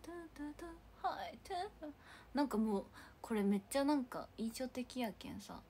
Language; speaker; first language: Japanese; native; Japanese